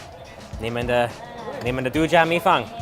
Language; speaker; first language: Chinese; non-native, learner; English